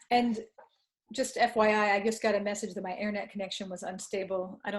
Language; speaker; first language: English; native; English